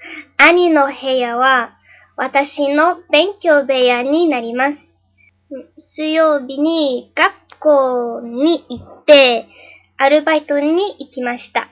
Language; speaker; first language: Japanese; non-native, learner; English